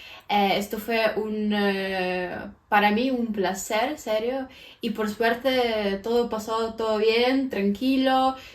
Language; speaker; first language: Spanish; non-native, fluent; Ukrainian